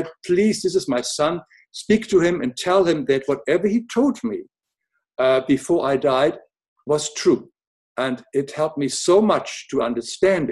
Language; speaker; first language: English; non-native, fluent; German